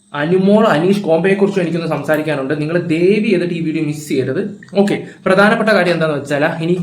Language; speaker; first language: Malayalam; native; Malayalam